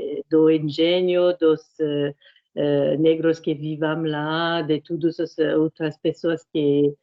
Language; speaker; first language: Portuguese; non-native, fluent; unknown